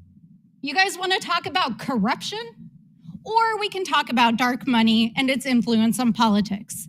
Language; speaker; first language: English; native; English